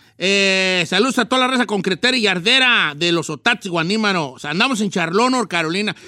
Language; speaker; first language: Spanish; native; Spanish